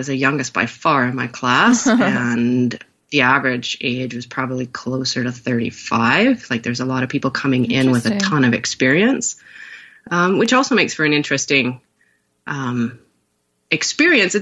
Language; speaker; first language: English; native; English